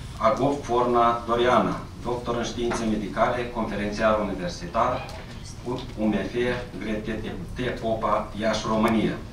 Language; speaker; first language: Romanian; native; Romanian